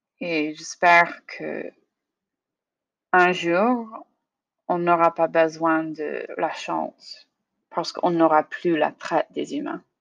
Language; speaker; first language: French; non-native, learner; English